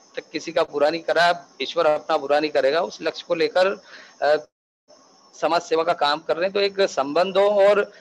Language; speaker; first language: Hindi; native; Hindi